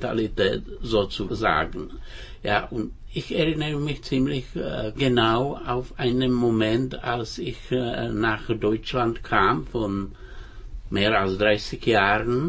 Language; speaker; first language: German; non-native, fluent; Czech